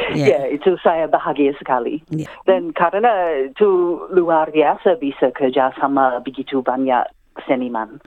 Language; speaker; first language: Indonesian; non-native, fluent; English